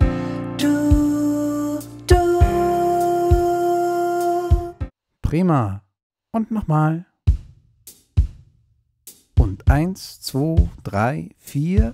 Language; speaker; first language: German; native; German